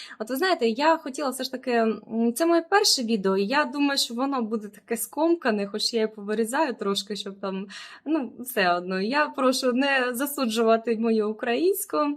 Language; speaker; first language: Ukrainian; non-native, local second language; Russian